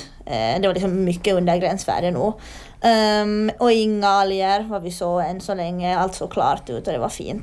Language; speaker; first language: Swedish; native; Swedish